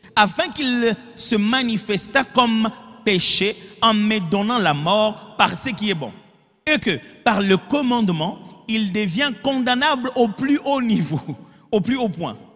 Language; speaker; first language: French; non-native, local second language; Lingala